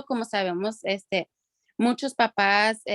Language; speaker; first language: Spanish; early bilingual, other home language; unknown